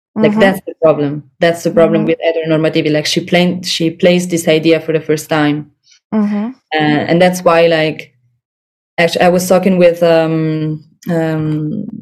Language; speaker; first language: English; non-native, fluent; Italian